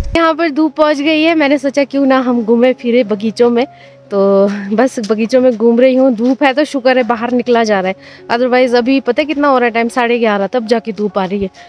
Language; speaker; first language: Hindi; non-native, local second language; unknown